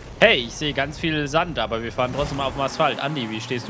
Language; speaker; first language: German; native; German